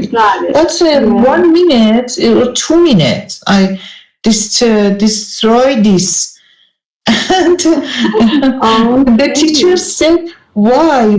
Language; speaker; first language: English; non-native, learner; Persian